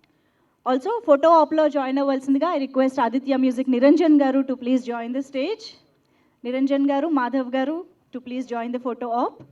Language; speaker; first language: Telugu; native; Telugu